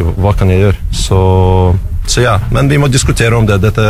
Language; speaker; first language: Norwegian; non-native, learner; Russian